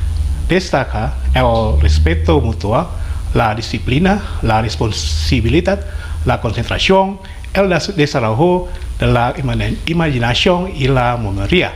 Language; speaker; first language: Spanish; non-native, fluent; Indonesian